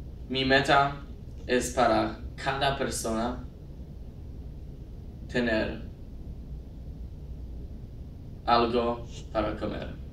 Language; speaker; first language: Spanish; non-native, learner; English